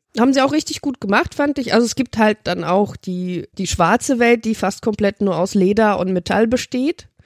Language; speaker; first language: German; early bilingual, other home language; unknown